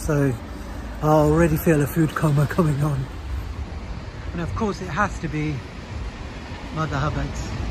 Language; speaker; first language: English; early bilingual, other home language; Hindi